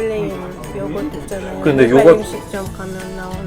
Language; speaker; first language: Korean; non-native, fluent; Uzbek